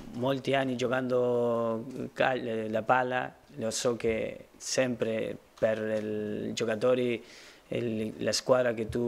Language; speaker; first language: Italian; non-native, learner; Spanish